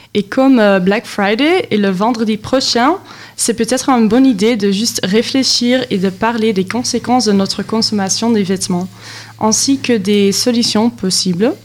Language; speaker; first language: French; non-native, local second language; Dutch